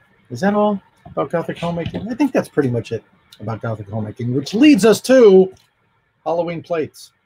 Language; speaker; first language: English; native; English